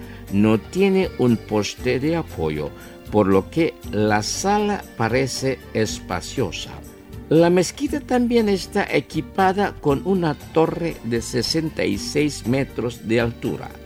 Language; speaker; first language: Spanish; non-native, fluent; Indonesian